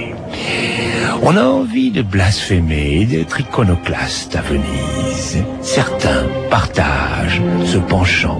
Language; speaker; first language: French; native; French